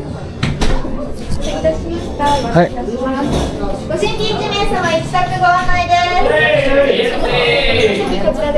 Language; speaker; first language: Japanese; native; Japanese